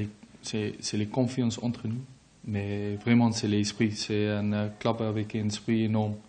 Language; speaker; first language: French; non-native, learner; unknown